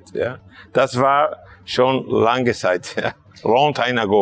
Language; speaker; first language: German; non-native, fluent; Spanish